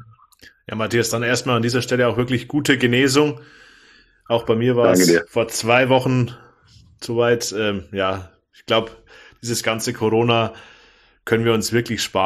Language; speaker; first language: German; native; German